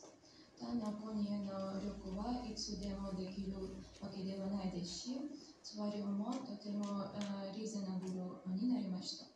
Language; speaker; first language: Japanese; non-native, fluent; Armenian